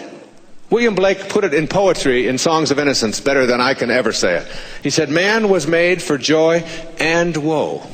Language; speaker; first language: English; native; English